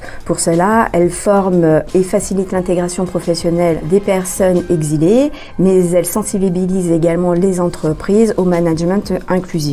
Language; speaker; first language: French; native; French